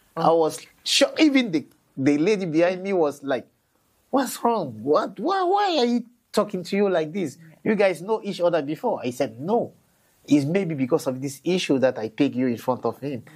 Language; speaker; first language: English; non-native, local second language; French